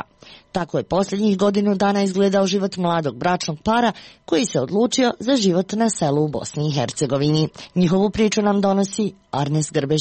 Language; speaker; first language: Croatian; native; Croatian